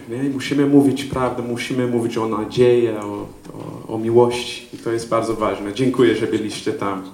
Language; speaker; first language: Polish; non-native, learner; English